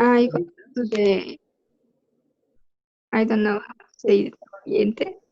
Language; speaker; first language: English; non-native, learner; Spanish